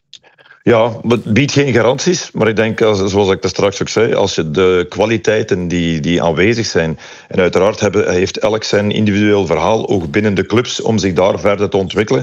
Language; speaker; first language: Dutch; native; Dutch